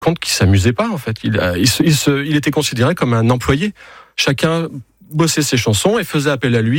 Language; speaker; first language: French; native; French